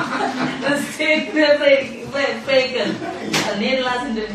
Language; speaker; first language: Dutch; non-native, learner; Indonesian